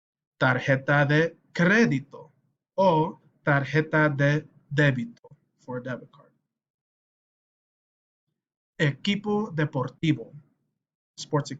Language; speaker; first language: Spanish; non-native, fluent; English